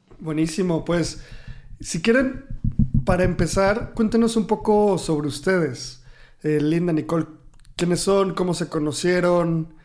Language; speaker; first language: Spanish; native; Spanish